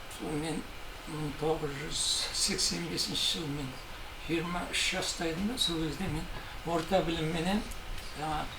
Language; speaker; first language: Kazakh; native; Kazakh